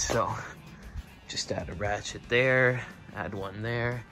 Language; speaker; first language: English; native; English